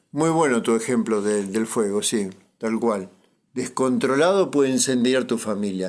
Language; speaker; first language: Spanish; native; Spanish